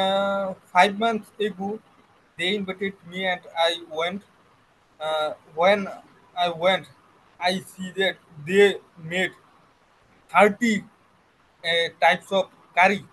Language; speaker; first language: English; non-native, learner; Bangla